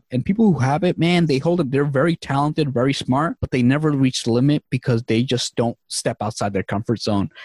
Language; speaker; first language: English; native; English